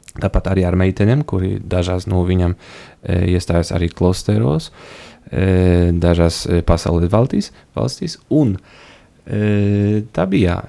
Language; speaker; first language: Latvian; non-native, fluent; Polish